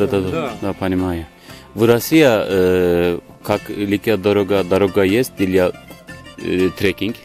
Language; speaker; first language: Russian; non-native, learner; Turkish